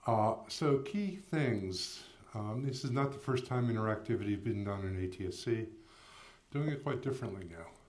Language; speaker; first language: English; native; English